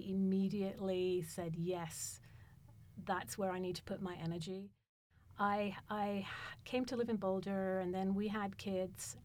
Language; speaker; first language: English; native; English